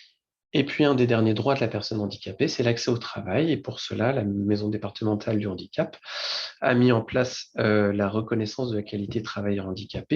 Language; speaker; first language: French; native; French